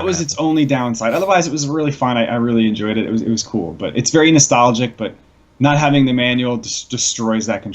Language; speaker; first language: English; native; English